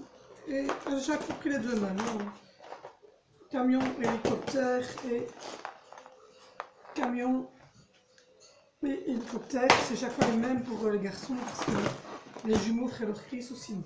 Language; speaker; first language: French; native; French